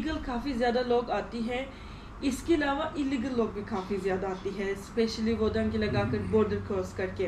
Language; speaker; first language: Hindi; non-native, learner; Turkish